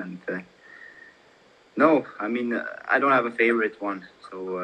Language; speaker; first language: English; non-native, fluent; German